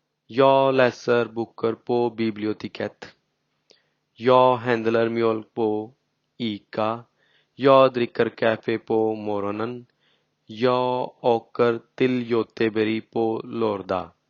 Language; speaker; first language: Swedish; non-native, learner; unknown